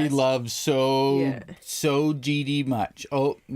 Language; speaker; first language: English; native; English